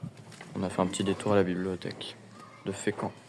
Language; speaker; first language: French; native; French